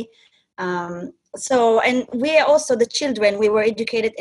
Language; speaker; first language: English; non-native, fluent; Hebrew